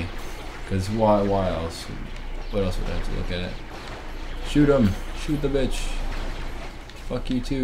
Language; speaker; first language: English; native; English